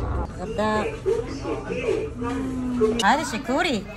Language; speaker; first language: Arabic; non-native, fluent; Korean